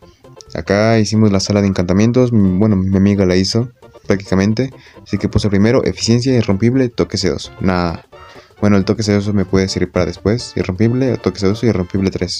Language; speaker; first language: Spanish; native; Spanish